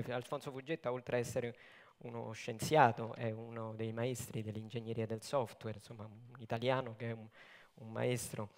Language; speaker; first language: Italian; native; Italian